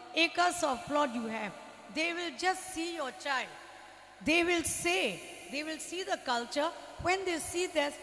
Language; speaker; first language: English; non-native, fluent; Burmese